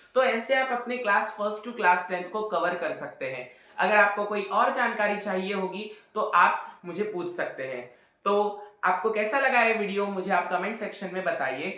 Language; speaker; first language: Hindi; non-native, local second language; Marathi